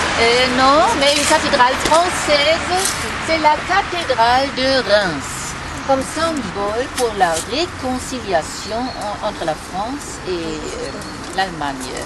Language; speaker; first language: French; non-native, fluent; German